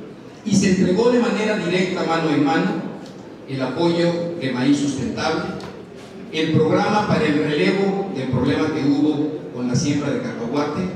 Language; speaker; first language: Spanish; native; Spanish